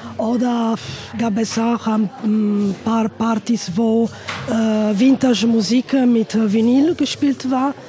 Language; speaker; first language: German; non-native, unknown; Italian